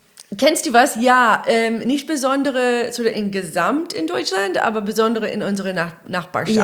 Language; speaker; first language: German; non-native, learner; English